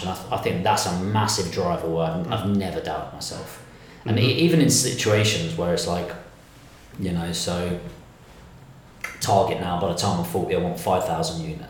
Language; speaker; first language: English; native; English